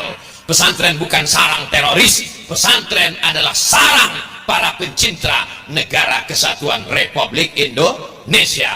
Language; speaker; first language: Indonesian; native; Indonesian